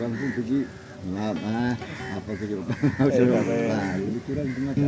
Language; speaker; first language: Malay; non-native, local second language; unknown